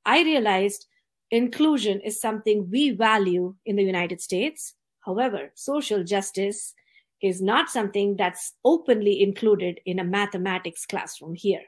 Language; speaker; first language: English; non-native, local second language; Tamil